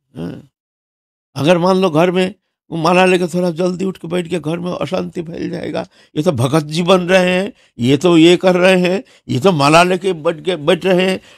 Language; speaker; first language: Hindi; non-native, local second language; Bangla